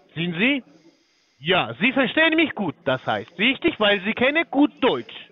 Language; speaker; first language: German; non-native, learner; Polish